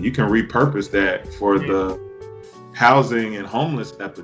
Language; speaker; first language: English; native; English